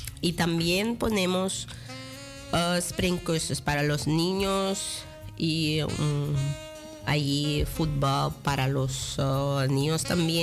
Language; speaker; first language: Spanish; non-native, local second language; Dutch